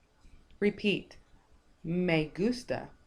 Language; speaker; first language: Spanish; non-native, fluent; English